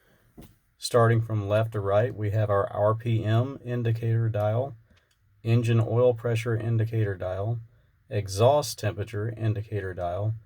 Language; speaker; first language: English; native; English